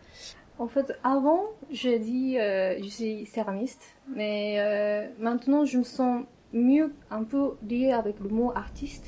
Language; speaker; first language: French; non-native, fluent; Japanese